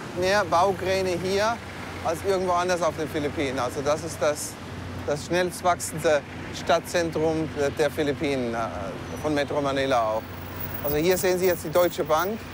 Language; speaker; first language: German; native; German